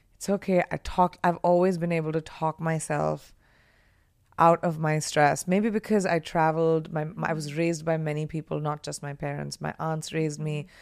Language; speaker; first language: English; non-native, local second language; Hindi